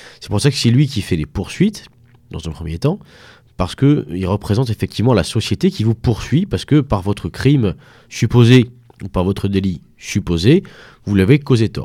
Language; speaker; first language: French; native; French